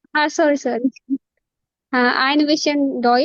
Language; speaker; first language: German; non-native, learner; Urdu